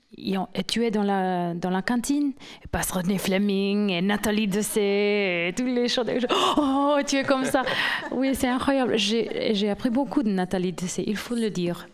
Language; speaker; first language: French; non-native, fluent; English